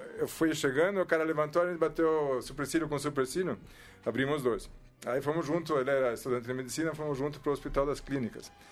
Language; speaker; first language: Portuguese; non-native, fluent; German